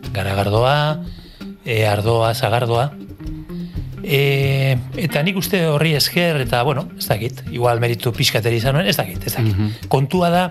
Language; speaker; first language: Basque; non-native, local second language; Spanish